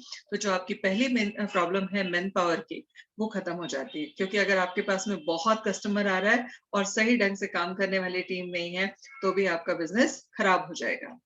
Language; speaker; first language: Hindi; native; Hindi